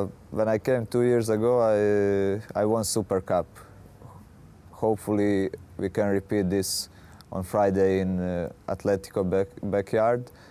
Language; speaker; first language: English; non-native, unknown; Croatian